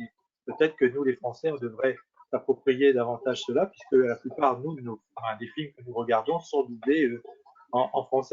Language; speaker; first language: French; native; French